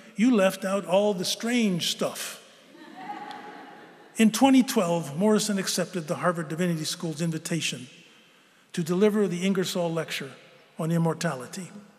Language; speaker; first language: English; native; English